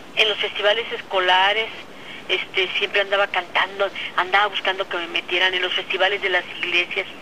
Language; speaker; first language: Spanish; native; Spanish